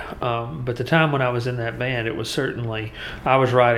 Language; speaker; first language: English; native; English